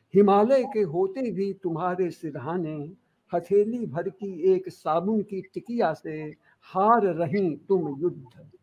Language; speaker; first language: Hindi; native; Hindi